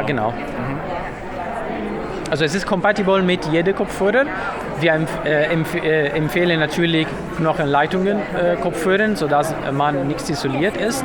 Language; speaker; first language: German; non-native, fluent; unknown